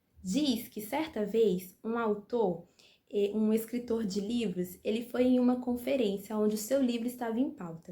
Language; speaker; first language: Portuguese; native; Portuguese